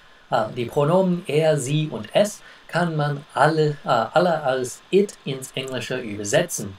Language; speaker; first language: German; non-native, fluent; English